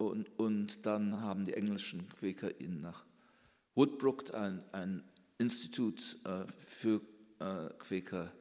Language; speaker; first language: German; early bilingual, heritage; German